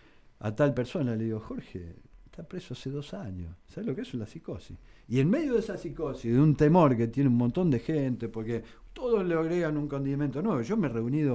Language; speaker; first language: Spanish; native; Spanish